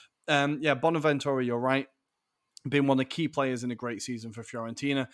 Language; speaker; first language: English; native; English